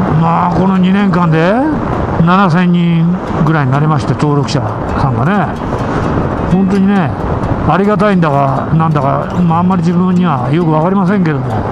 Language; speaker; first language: Japanese; native; Japanese